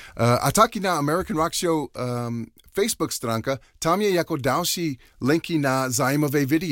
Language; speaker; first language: Czech; non-native, learner; English